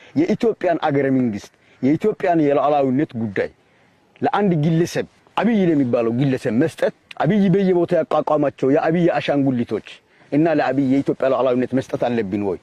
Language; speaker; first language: Amharic; non-native, local second language; Afar